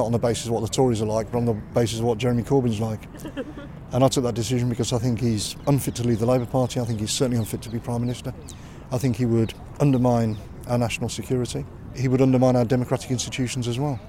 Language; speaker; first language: English; native; English